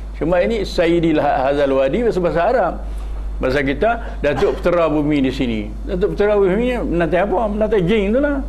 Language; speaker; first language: Malay; early bilingual, heritage; Malay